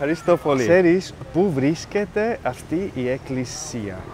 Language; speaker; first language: Greek; non-native, learner; English